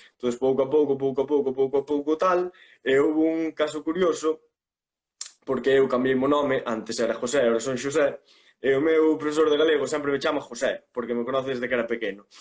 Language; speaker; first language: Galician; non-native, local second language; Spanish